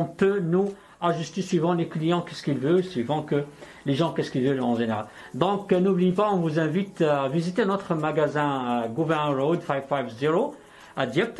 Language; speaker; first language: French; non-native, local second language; Arabic